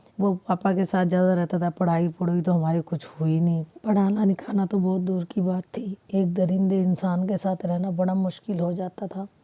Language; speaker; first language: Hindi; non-native, local second language; Punjabi